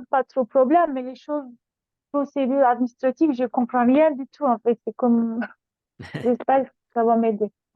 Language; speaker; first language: French; non-native, learner; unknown